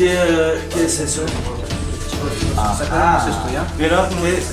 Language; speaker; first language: Spanish; non-native, fluent; French